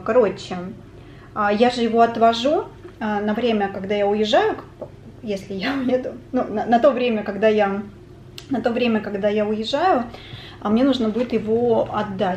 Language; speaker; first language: Russian; native; Russian